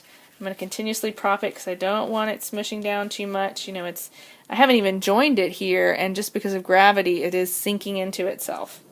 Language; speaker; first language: English; native; English